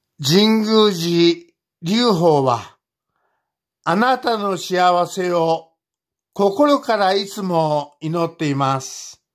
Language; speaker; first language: Japanese; native; Japanese